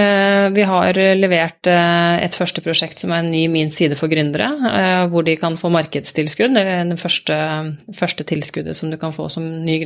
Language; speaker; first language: Norwegian; native; Norwegian